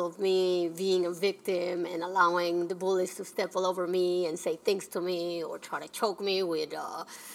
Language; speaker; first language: English; early bilingual, other home language; Spanish